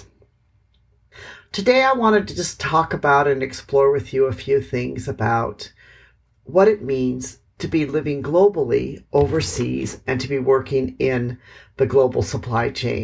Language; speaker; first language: English; native; English